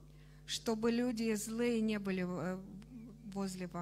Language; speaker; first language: Russian; non-native, fluent; Romanian